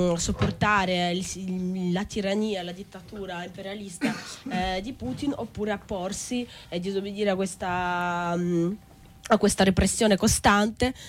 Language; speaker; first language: Italian; native; Italian